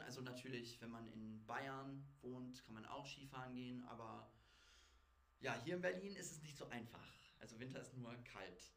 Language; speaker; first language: German; non-native, fluent; English